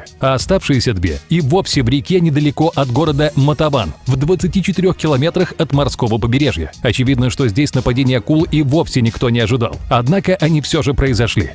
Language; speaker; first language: Russian; native; Russian